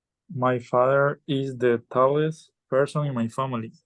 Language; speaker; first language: English; non-native, learner; Spanish